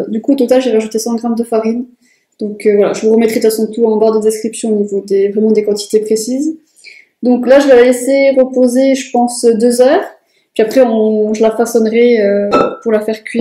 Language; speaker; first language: French; native; French